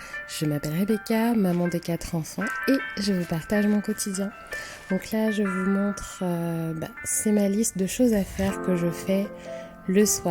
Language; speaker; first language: French; native; French